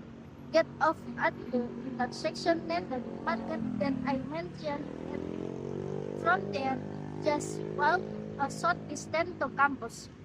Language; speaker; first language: English; non-native, learner; Indonesian